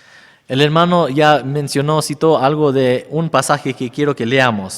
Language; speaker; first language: Spanish; non-native, fluent; English